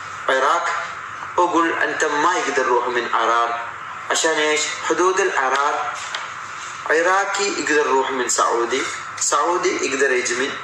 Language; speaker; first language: Arabic; non-native, learner; Malayalam